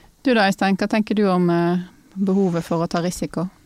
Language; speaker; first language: Norwegian; native; Norwegian